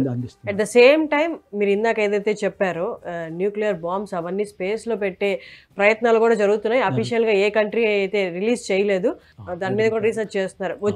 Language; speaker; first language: Telugu; native; Telugu